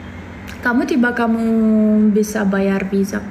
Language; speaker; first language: Indonesian; non-native, learner; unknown